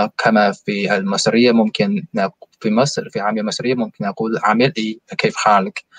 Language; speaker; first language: Arabic; non-native, fluent; Chinese